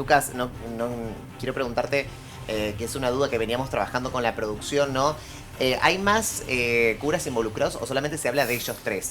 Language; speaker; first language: Spanish; native; Spanish